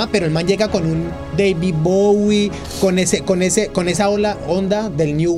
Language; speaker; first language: Spanish; native; Spanish